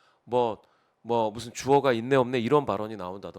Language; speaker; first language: Korean; native; Korean